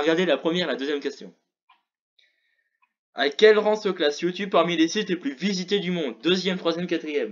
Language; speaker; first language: French; native; French